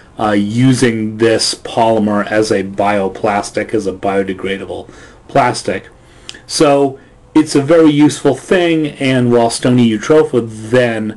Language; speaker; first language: English; native; English